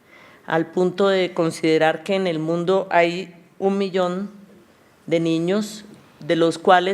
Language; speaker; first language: Spanish; native; Spanish